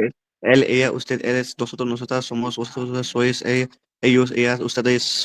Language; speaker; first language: Spanish; non-native, learner; Hindi